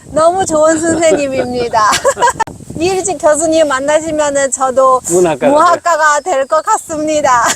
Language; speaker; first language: Korean; non-native, fluent; Chinese